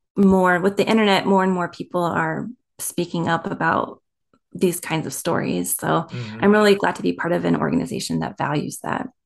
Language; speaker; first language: English; native; English